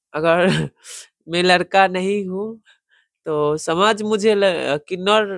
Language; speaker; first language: Hindi; non-native, local second language; Bangla